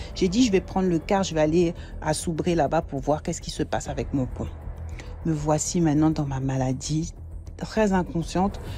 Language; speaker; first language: French; native; French